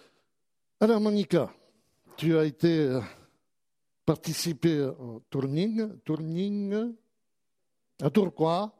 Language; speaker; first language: French; native; French